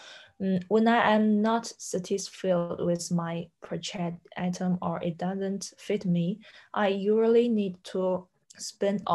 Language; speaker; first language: English; non-native, learner; Chinese